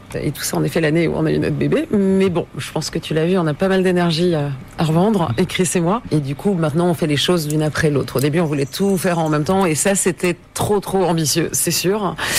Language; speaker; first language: French; native; French